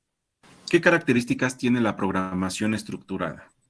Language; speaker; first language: Spanish; native; Spanish